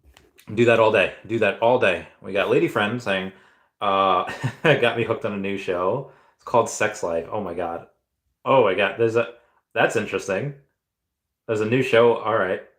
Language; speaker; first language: English; native; English